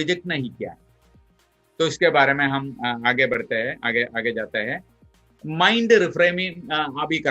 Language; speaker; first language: Hindi; non-native, local second language; Malayalam